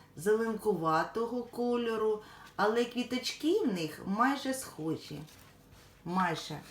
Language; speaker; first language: Ukrainian; native; Ukrainian